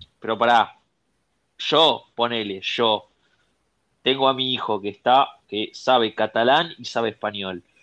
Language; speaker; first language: Spanish; native; Spanish